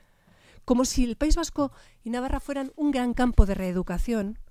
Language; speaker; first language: Spanish; native; Spanish